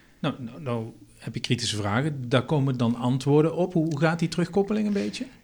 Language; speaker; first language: Dutch; native; Dutch